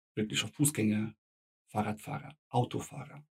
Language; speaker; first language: German; early bilingual, other home language; Bosnian